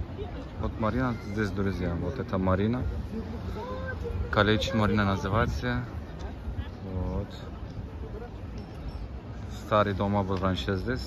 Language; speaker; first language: Russian; non-native, learner; Turkish